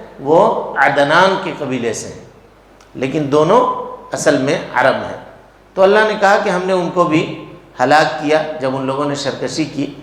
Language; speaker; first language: Urdu; native; Urdu